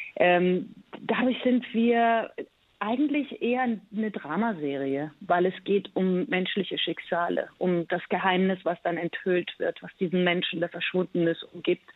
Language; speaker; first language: German; early bilingual, other home language; Persian